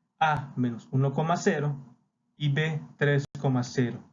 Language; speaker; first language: Spanish; native; Spanish